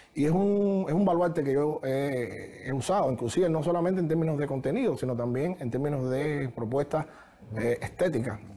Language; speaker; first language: Spanish; native; Spanish